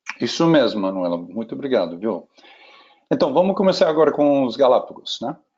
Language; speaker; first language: Portuguese; non-native, fluent; English